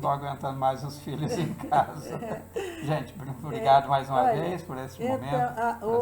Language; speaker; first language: Portuguese; native; Portuguese